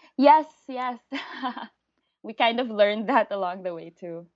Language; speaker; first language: English; native; English